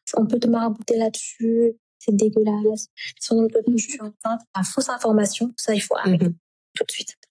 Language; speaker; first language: French; non-native, local second language; Wolof